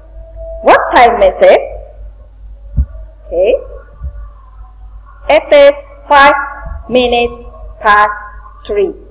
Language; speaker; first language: English; non-native, learner; Indonesian